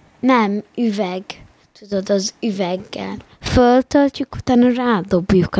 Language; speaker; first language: Hungarian; early bilingual, heritage; Hungarian